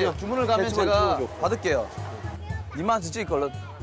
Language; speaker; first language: Korean; native; Korean